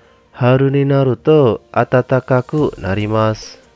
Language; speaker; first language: Japanese; non-native, fluent; Indonesian